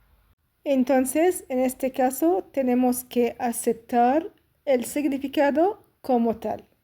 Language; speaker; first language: Spanish; non-native, fluent; Arabic